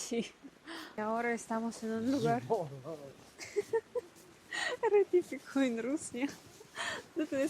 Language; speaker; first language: Spanish; non-native, learner; Russian